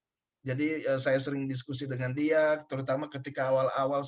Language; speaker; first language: Indonesian; native; Indonesian